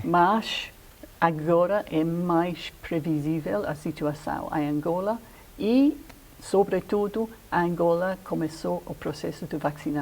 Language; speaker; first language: Portuguese; non-native, fluent; English